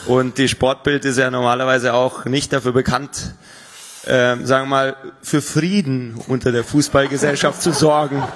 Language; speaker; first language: German; native; German